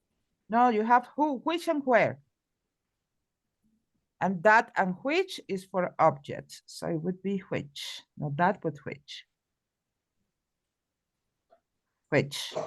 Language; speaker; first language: English; non-native, fluent; Spanish